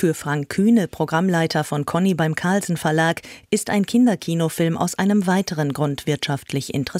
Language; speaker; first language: German; native; German